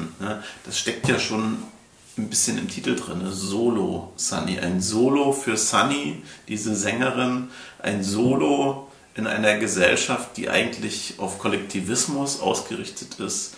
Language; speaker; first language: German; native; German